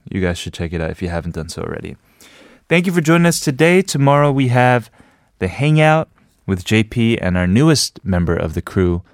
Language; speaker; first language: English; native; English